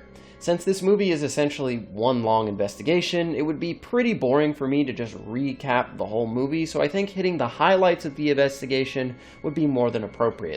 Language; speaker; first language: English; native; English